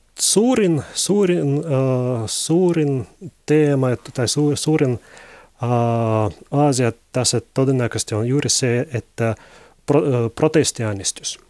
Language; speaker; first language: Finnish; non-native, learner; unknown